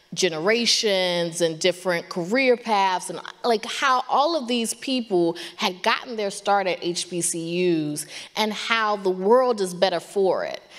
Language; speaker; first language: English; native; English